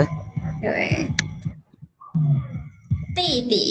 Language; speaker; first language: Chinese; non-native, fluent; Thai